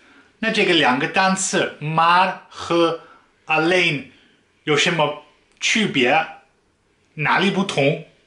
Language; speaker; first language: Chinese; non-native, fluent; Dutch